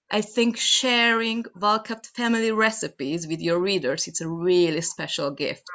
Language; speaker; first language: English; non-native, fluent; Hungarian